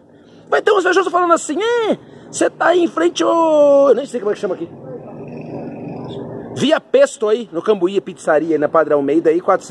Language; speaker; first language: Portuguese; native; Portuguese